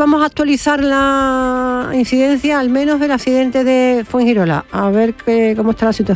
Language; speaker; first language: Spanish; native; Spanish